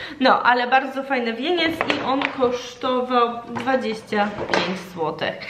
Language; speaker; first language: Polish; early bilingual, heritage; Polish